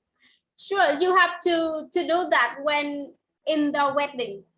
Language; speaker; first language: English; non-native, learner; Vietnamese